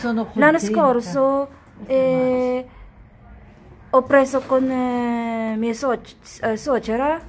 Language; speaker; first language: Italian; non-native, learner; Filipino